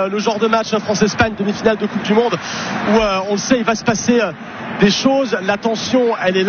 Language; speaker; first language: French; native; French